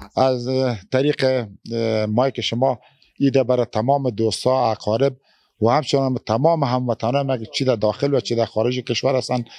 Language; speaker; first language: Persian; native; Persian